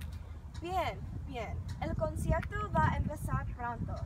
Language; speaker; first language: Spanish; non-native, learner; English